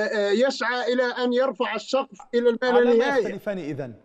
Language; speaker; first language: Arabic; native; Arabic